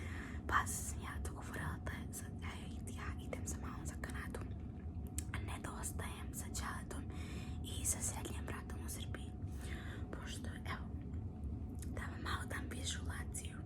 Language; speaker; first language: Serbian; early bilingual, heritage; Serbian